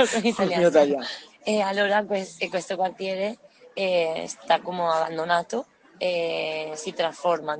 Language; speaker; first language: Italian; non-native, learner; Spanish